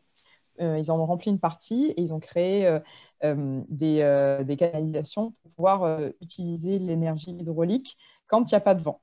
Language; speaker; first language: French; native; French